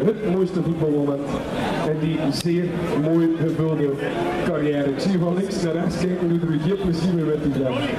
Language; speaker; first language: Dutch; native; Dutch